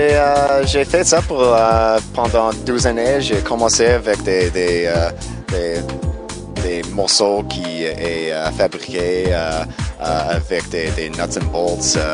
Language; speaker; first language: French; non-native, learner; English